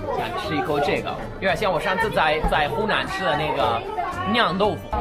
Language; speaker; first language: Chinese; non-native, fluent; English